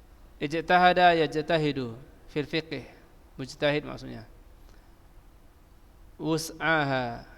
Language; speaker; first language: Arabic; non-native, fluent; Indonesian